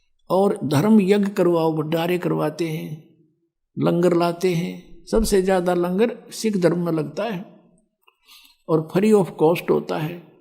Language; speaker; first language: Hindi; native; Hindi